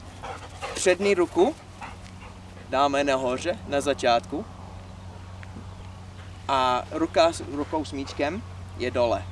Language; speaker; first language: Czech; non-native, learner; English